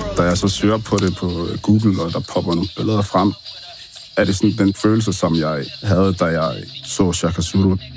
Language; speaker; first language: Danish; early bilingual, other home language; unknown